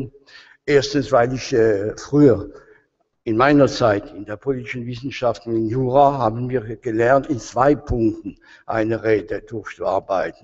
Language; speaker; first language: German; non-native, fluent; French